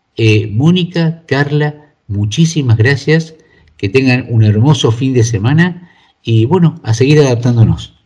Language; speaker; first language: Spanish; native; Spanish